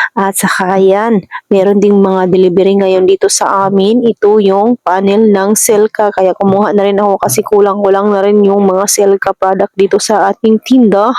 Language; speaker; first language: Filipino; native; Filipino